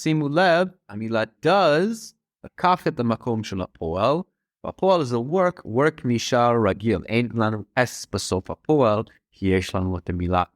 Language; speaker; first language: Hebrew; non-native, fluent; English